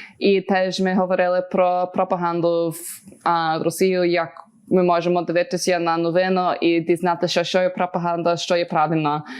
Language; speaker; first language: Ukrainian; early bilingual, heritage; Ukrainian